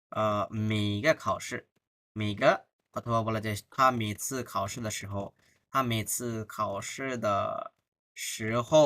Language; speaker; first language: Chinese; non-native, fluent; Bangla